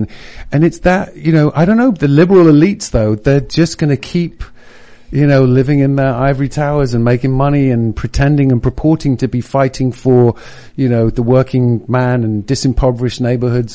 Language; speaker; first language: English; native; English